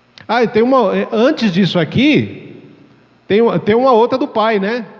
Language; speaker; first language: Portuguese; native; Portuguese